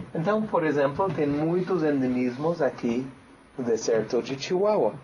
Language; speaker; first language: Portuguese; non-native, fluent; English